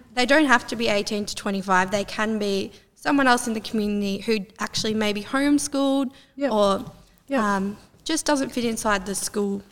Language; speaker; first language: English; native; English